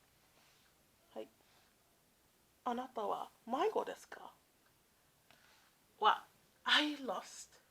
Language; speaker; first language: Japanese; non-native, learner; English